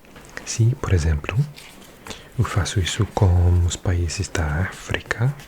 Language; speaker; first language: Portuguese; non-native, learner; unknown